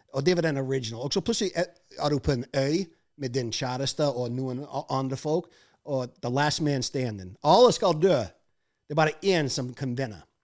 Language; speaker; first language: Norwegian; non-native, fluent; English